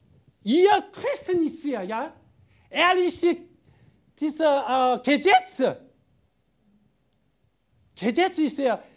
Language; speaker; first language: German; non-native, learner; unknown